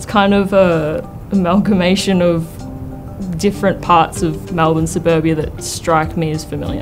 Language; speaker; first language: English; native; English